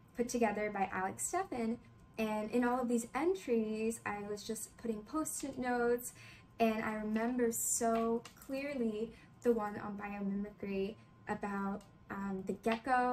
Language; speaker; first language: English; native; English